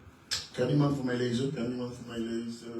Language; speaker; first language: Dutch; non-native, fluent; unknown